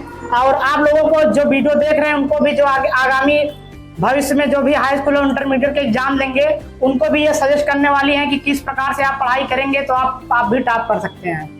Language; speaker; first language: Hindi; native; Hindi